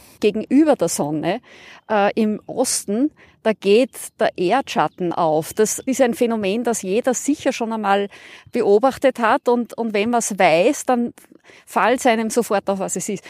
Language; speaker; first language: German; native; German